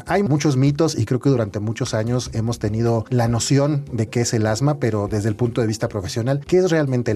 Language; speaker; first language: Spanish; native; Spanish